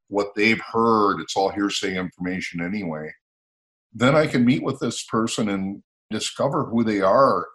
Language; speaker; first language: English; native; English